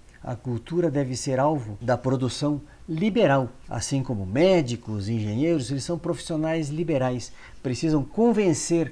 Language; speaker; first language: Portuguese; native; Portuguese